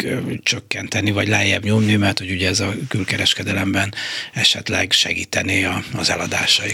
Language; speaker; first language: Hungarian; native; Hungarian